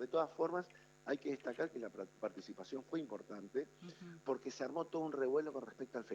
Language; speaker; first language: Spanish; native; Spanish